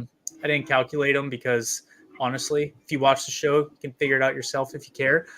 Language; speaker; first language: English; native; English